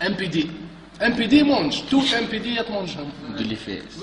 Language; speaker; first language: French; non-native, local second language; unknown